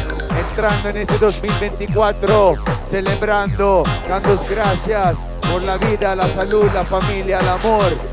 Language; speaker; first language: Spanish; native; Spanish